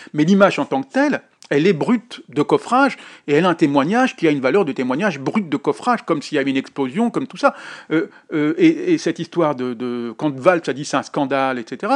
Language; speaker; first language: French; native; French